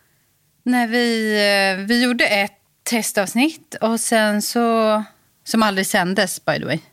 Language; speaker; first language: Swedish; native; Swedish